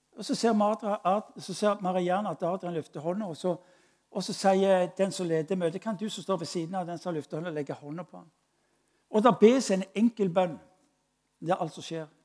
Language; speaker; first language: Norwegian; native; Norwegian